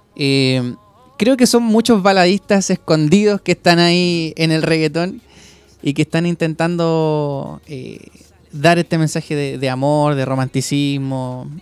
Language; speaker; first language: Spanish; native; Spanish